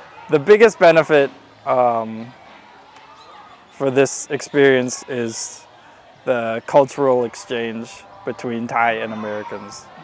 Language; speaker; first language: English; native; English